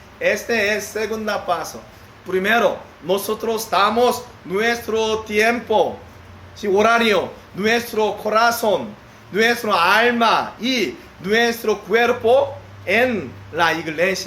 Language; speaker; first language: Spanish; non-native, learner; Korean